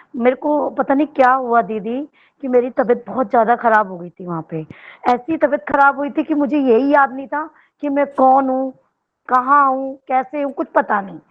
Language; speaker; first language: Hindi; native; Hindi